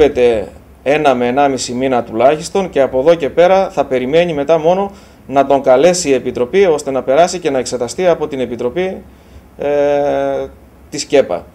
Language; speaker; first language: Greek; native; Greek